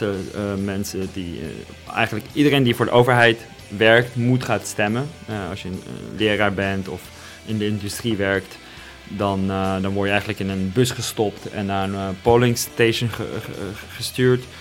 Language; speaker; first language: Dutch; non-native, fluent; Russian